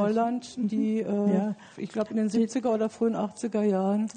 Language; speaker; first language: German; native; German